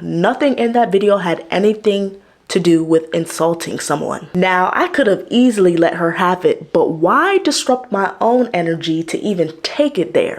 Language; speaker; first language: English; native; English